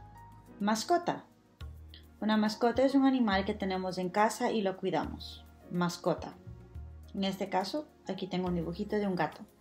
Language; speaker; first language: Spanish; early bilingual, heritage; Spanish